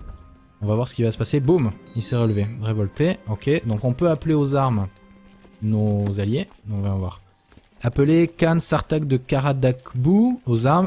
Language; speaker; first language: French; native; French